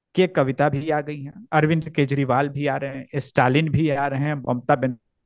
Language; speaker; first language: Hindi; native; Hindi